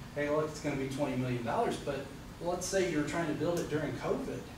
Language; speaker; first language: English; native; English